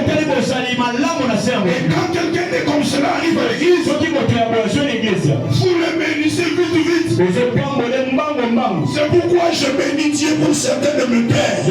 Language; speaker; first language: French; non-native, local second language; Lingala